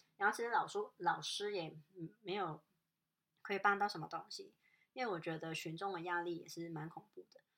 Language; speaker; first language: Chinese; non-native, local second language; Cantonese